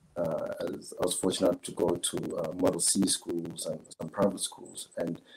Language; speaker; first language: English; non-native, local second language; Zulu